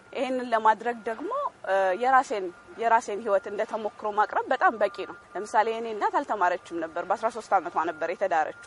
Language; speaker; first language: Amharic; native; Amharic